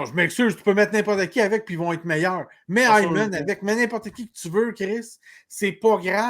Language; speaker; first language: French; native; French